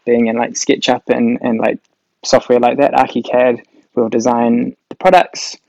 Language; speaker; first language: English; native; English